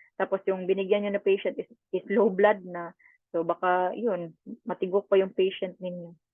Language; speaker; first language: Filipino; non-native, local second language; Cebuano